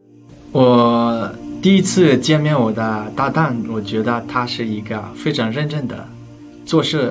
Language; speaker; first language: Chinese; non-native, fluent; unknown